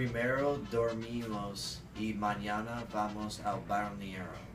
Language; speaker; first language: Spanish; non-native, learner; English